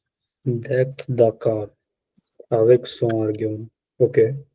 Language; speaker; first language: French; non-native, learner; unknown